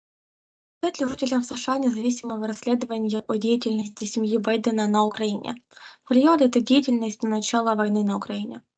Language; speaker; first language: Russian; native; Russian